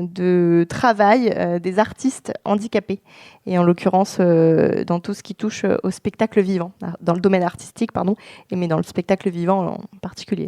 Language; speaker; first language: French; native; French